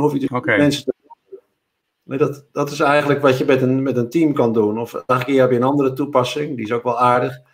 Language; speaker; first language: Dutch; native; Dutch